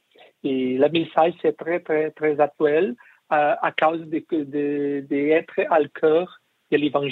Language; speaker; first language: French; non-native, learner; Portuguese